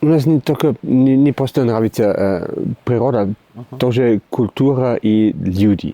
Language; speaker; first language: Russian; non-native, learner; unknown